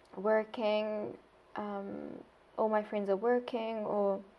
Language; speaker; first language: English; non-native, fluent; Arabic